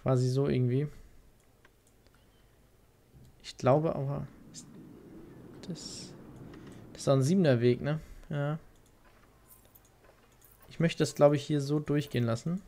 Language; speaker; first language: German; native; German